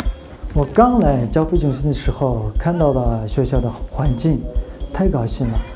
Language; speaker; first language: Chinese; non-native, local second language; Uyghur